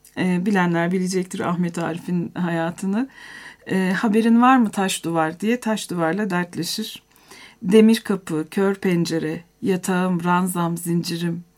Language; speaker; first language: Turkish; native; Turkish